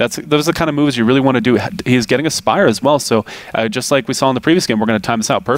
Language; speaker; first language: English; native; English